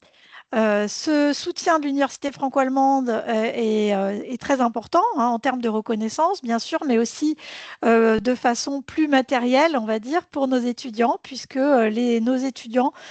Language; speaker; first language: French; native; French